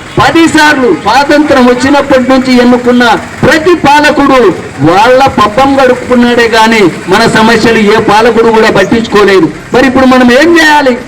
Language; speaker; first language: Telugu; native; Telugu